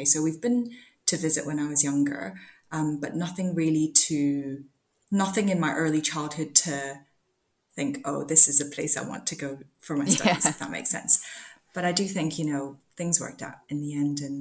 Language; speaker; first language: English; non-native, local second language; Cantonese